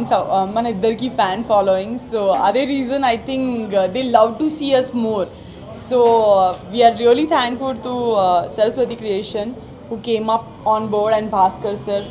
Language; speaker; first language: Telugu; non-native, learner; Gujarati